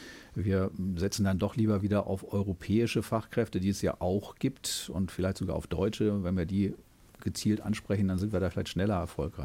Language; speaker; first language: German; native; German